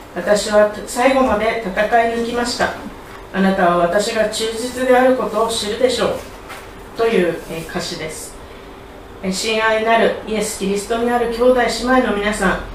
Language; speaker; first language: Japanese; native; Japanese